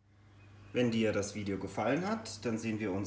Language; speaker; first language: German; native; German